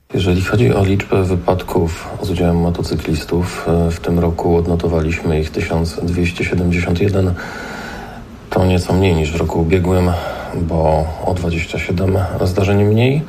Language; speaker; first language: Polish; native; Polish